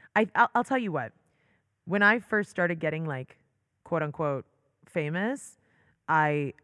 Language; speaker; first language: English; early bilingual, other home language; Hebrew